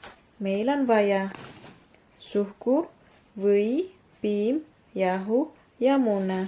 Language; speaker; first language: Estonian; non-native, learner; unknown